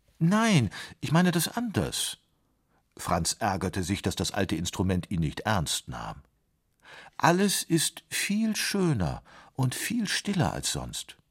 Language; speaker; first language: German; native; German